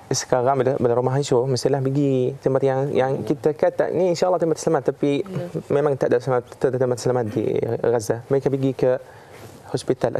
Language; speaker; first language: Indonesian; non-native, fluent; Arabic